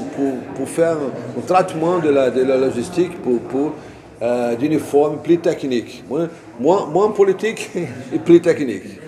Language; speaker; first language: French; non-native, fluent; Portuguese